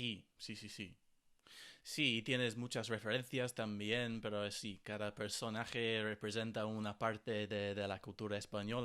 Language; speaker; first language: Spanish; non-native, fluent; English